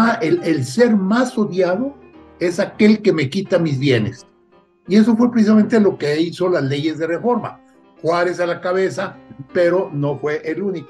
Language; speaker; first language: Spanish; native; Spanish